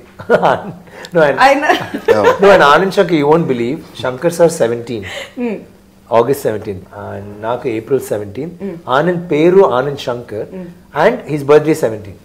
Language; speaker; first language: Telugu; non-native, learner; Tamil